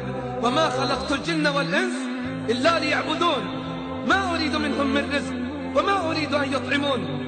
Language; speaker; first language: Arabic; native; Arabic